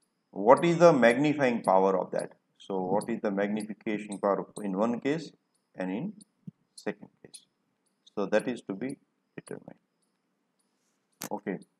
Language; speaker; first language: English; non-native, local second language; Gujarati